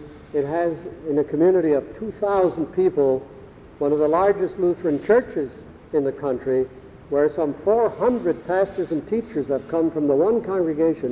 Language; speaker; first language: English; early bilingual, other home language; German